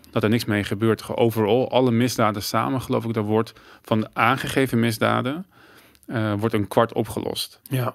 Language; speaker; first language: Dutch; early bilingual, other home language; English